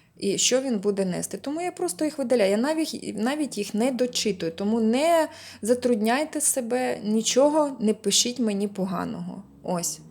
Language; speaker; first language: Ukrainian; non-native, local second language; Russian